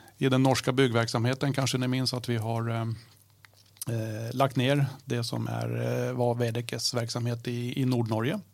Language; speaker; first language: Swedish; native; Swedish